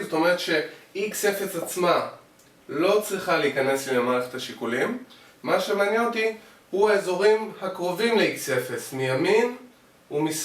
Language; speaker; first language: Hebrew; native; Hebrew